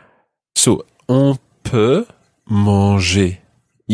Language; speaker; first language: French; non-native, fluent; English